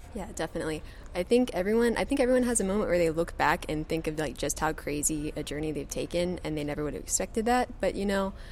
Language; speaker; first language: English; native; English